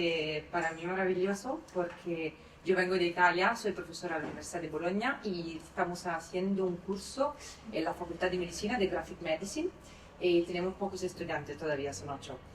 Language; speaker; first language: Spanish; non-native, fluent; Italian